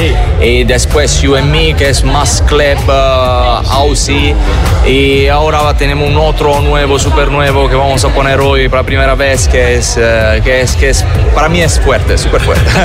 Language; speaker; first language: Spanish; non-native, learner; Italian